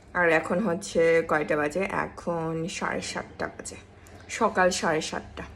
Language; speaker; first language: Bangla; non-native, local second language; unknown